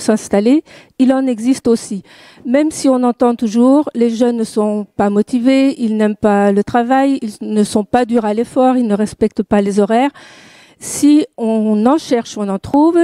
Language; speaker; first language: French; native; French